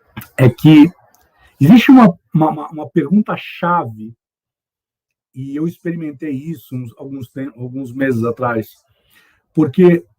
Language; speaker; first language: Portuguese; native; Portuguese